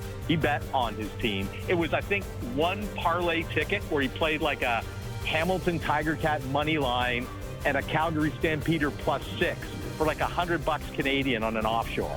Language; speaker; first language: English; native; English